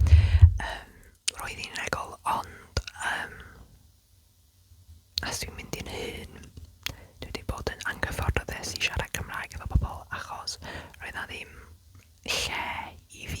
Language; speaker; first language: Welsh; non-native, local second language; English